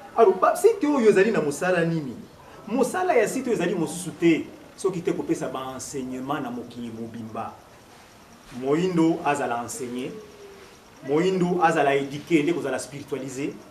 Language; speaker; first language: Lingala; non-native, local second language; Kongo